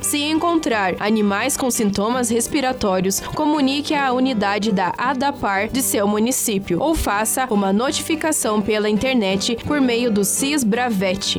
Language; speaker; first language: Portuguese; native; Portuguese